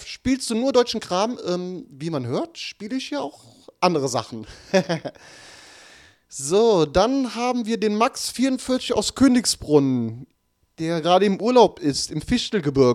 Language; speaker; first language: German; native; German